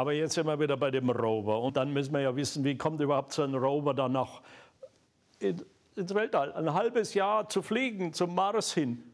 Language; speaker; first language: German; native; German